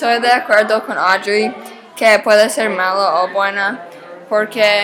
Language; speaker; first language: Spanish; non-native, learner; English